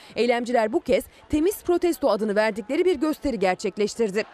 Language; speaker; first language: Turkish; native; Turkish